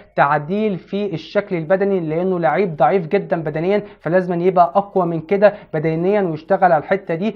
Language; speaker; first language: Arabic; native; Arabic